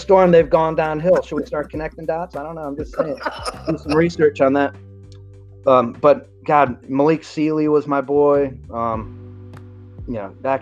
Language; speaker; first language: English; native; English